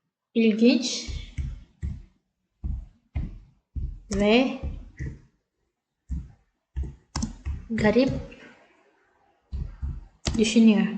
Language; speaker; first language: Turkish; non-native, fluent; Indonesian